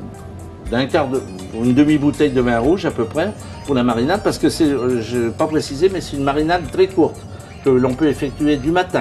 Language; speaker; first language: French; native; French